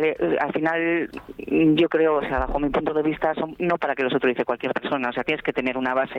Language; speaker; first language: Spanish; native; Spanish